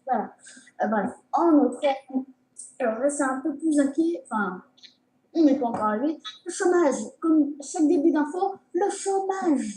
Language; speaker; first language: French; native; French